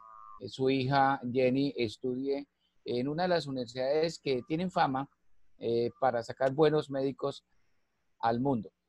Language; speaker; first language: Spanish; native; Spanish